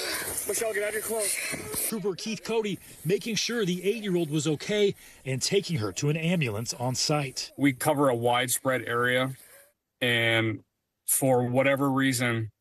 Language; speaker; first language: English; native; English